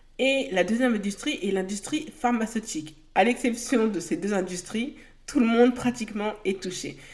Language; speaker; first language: French; native; French